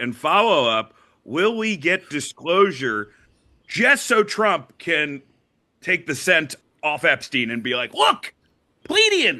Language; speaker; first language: English; native; English